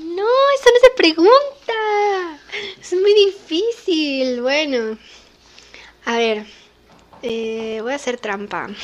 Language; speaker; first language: Spanish; native; Spanish